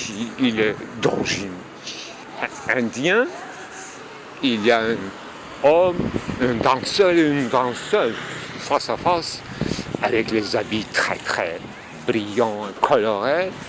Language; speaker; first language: French; non-native, fluent; Turkish